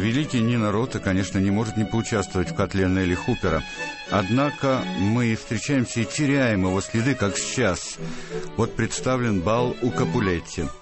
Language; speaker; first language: Russian; native; Russian